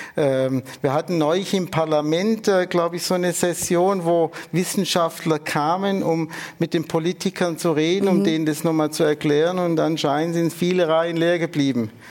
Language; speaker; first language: German; native; German